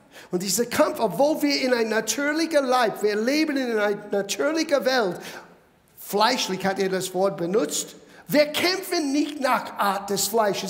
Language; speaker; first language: German; non-native, fluent; English